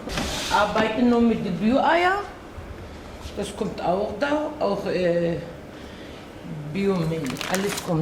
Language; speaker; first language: German; non-native, learner; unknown